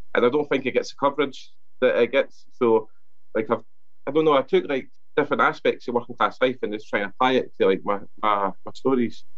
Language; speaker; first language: English; non-native, local second language; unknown